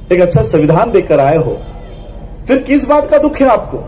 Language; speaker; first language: Hindi; non-native, local second language; Marathi